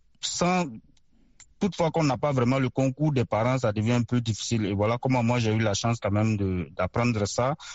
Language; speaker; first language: French; non-native, local second language; Mossi